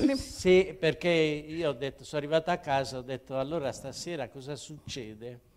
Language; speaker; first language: Italian; native; Italian